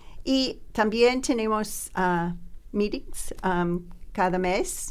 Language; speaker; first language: Spanish; non-native, learner; English